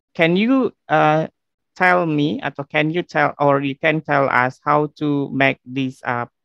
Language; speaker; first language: English; non-native, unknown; Indonesian